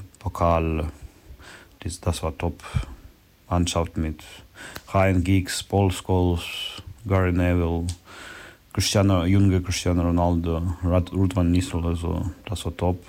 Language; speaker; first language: German; non-native, learner; Ukrainian